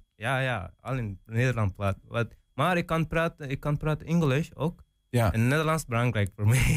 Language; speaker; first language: Dutch; non-native, learner; Persian